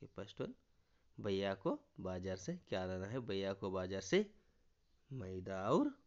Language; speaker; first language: Hindi; non-native, local second language; Kannada